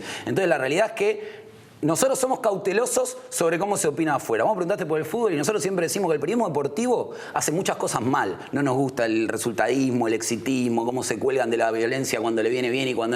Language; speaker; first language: Spanish; native; Spanish